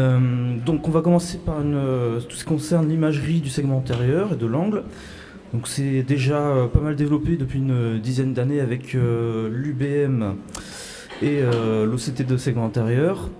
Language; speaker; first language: French; native; French